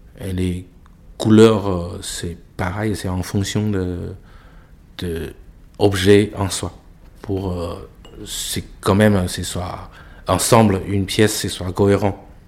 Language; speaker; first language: French; non-native, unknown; Chinese